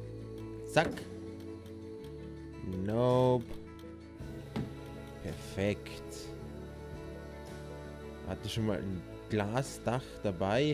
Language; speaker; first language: German; native; German